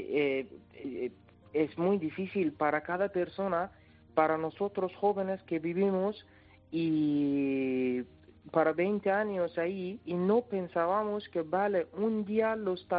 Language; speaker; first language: Spanish; non-native, learner; Persian